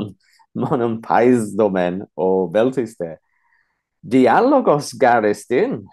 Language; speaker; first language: Greek; non-native, fluent; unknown